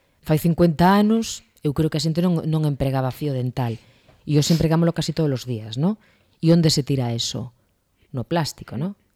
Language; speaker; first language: Galician; non-native, local second language; Spanish